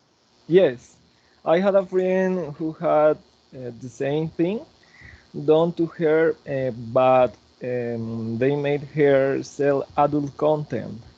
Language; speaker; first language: English; non-native, learner; Spanish